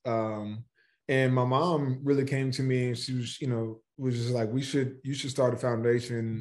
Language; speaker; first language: English; native; English